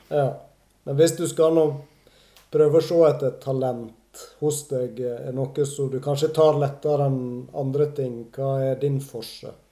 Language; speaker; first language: Norwegian; native; Norwegian